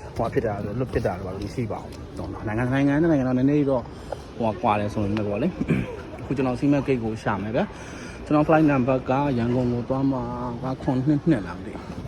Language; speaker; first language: Burmese; native; Burmese